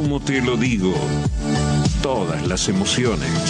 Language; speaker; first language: Spanish; native; Spanish